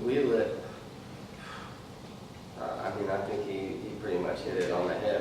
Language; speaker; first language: English; native; English